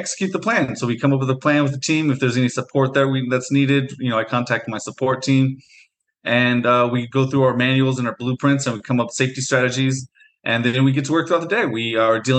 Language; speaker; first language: English; native; English